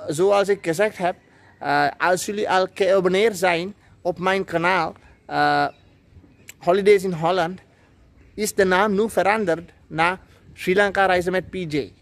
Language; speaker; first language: Dutch; non-native, learner; Sinhala